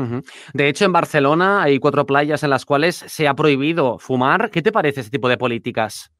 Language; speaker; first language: Spanish; native; Spanish